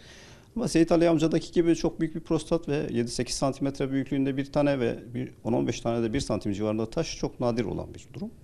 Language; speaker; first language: Turkish; native; Turkish